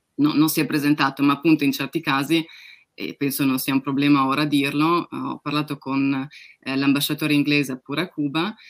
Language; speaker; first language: Italian; native; Italian